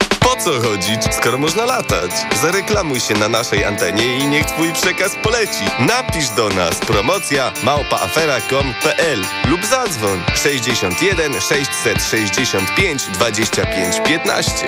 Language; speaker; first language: Polish; native; Polish